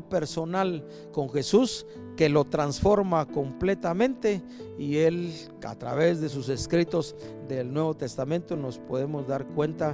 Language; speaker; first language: Spanish; native; Spanish